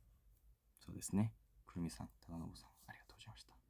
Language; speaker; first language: Japanese; non-native, fluent; Korean